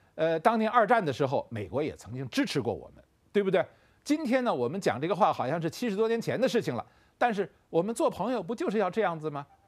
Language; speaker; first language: Chinese; native; Chinese